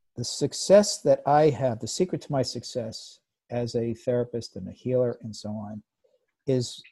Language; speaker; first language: English; native; English